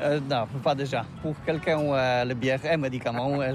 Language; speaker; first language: French; non-native, learner; Polish